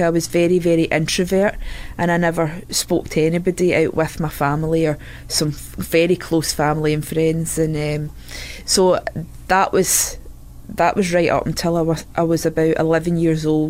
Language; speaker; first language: English; native; English